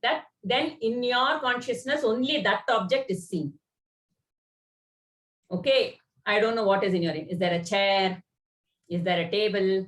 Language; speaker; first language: English; non-native, local second language; Kannada